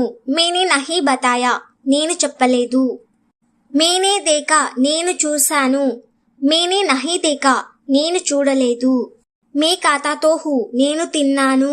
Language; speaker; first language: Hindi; non-native, local second language; Telugu